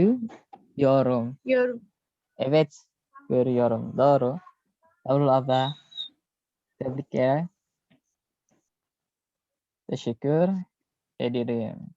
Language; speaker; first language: Turkish; non-native, learner; Indonesian